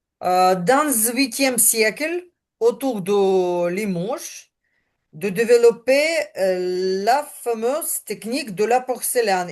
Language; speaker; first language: French; non-native, learner; Ukrainian